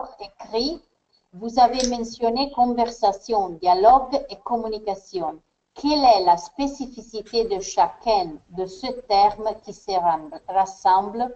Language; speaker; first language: French; non-native, fluent; Spanish